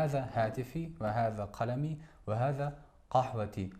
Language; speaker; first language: Arabic; non-native, fluent; Kazakh